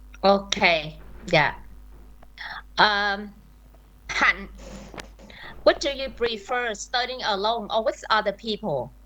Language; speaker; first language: English; non-native, fluent; Vietnamese